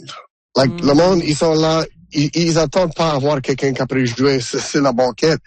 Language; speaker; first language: French; non-native, local second language; English